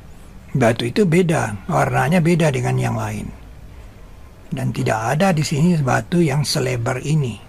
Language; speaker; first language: Indonesian; native; Indonesian